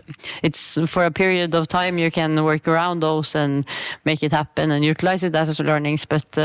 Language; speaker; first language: English; non-native, fluent; Norwegian